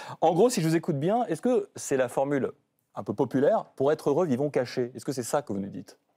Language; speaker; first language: French; native; French